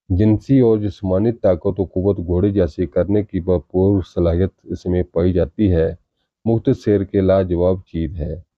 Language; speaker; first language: Urdu; native; Urdu